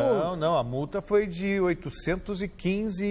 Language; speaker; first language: Portuguese; native; Portuguese